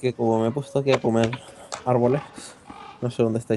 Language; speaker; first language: Spanish; native; Spanish